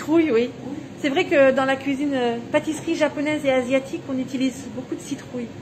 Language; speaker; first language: French; native; French